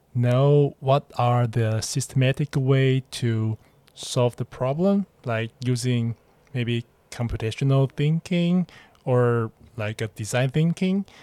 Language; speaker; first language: English; non-native, fluent; Chinese